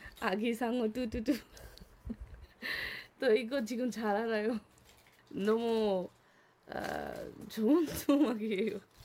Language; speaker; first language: Korean; non-native, learner; Bangla